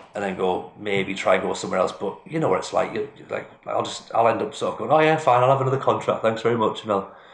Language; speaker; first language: English; native; English